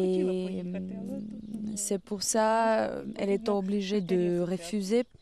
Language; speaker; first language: French; non-native, fluent; Ukrainian